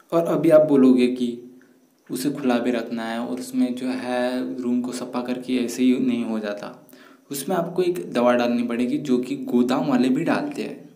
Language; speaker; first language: Hindi; non-native, local second language; Marathi